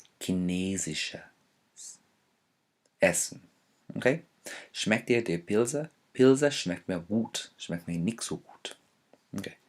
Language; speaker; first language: German; non-native, fluent; English